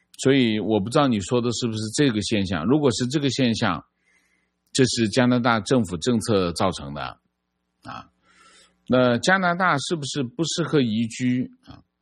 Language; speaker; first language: Chinese; native; Chinese